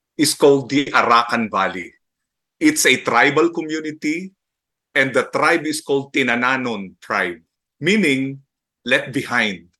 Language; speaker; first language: English; non-native, local second language; Filipino